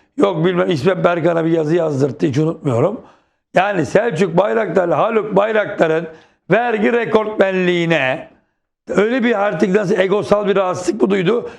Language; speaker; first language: Turkish; native; Turkish